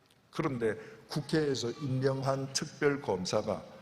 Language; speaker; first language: Korean; native; Korean